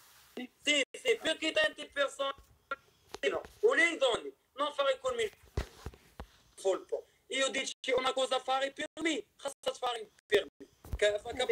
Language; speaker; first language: Italian; non-native, learner; Arabic